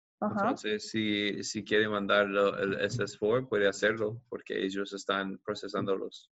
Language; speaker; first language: Spanish; non-native, fluent; English